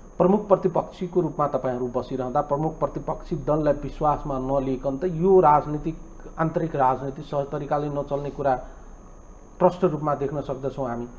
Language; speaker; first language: Nepali; native; Nepali